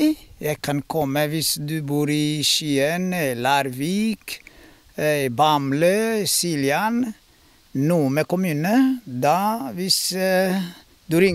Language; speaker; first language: Norwegian; non-native, learner; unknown